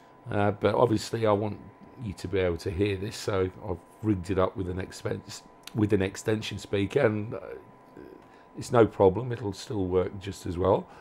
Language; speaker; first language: English; native; English